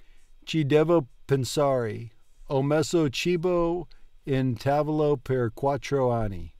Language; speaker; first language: Italian; non-native, learner; English